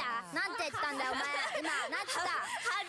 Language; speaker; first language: Japanese; native; Japanese